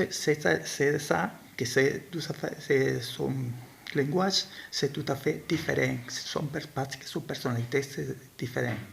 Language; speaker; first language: French; non-native, learner; Spanish